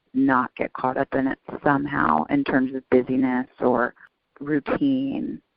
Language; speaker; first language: English; native; English